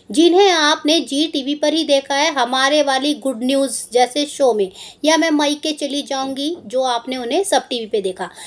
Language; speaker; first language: Hindi; native; Hindi